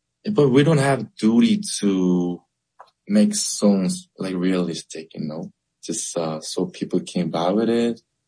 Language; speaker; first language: English; non-native, learner; Korean